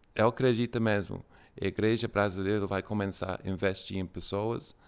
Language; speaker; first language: Portuguese; non-native, fluent; English